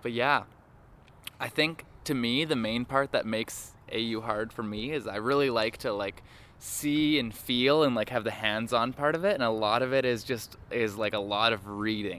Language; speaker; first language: English; native; English